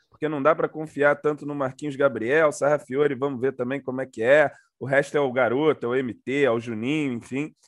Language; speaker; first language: Portuguese; native; Portuguese